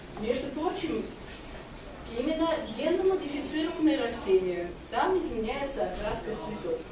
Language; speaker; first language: Russian; non-native, local second language; Georgian